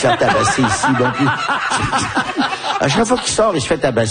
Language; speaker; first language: French; early bilingual, heritage; French